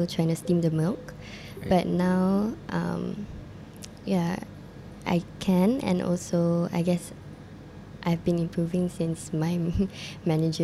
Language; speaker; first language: English; non-native, local second language; Malay